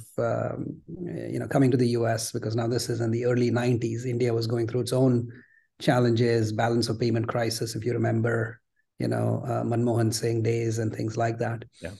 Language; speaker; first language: English; non-native, local second language; Gujarati